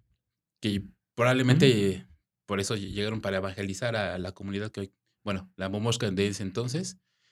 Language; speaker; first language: Spanish; native; Spanish